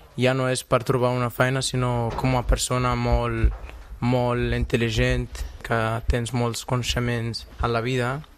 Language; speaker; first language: Catalan; non-native, fluent; Arabic